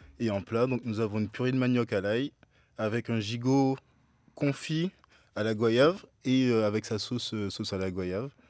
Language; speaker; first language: French; native; French